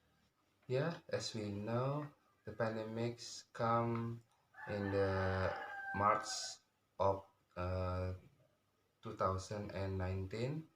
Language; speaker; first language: English; non-native, learner; Indonesian